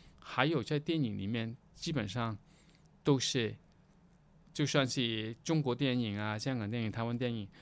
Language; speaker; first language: Chinese; non-native, local second language; Cantonese